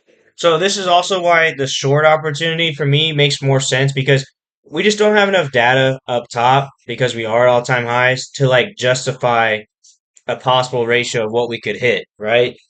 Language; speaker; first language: English; native; English